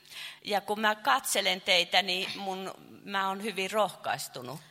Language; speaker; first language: Finnish; non-native, fluent; Chinese